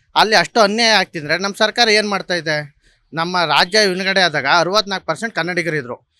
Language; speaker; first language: Kannada; native; Kannada